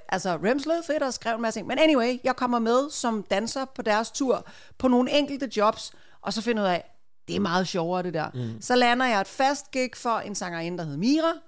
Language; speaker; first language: Danish; native; Danish